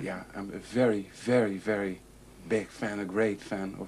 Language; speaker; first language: English; non-native, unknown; Dutch